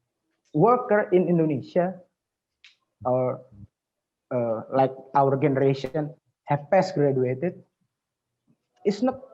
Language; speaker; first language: English; non-native, learner; Indonesian